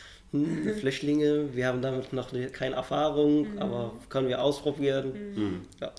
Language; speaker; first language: German; non-native, fluent; Arabic